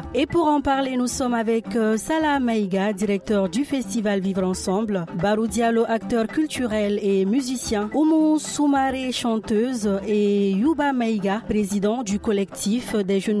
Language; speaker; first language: French; non-native, local second language; Bambara